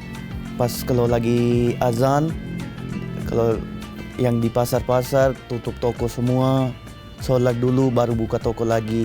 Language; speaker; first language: Indonesian; non-native, learner; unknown